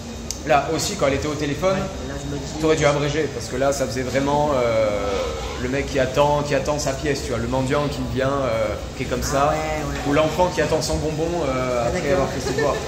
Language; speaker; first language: French; native; French